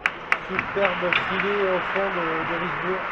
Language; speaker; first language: French; native; French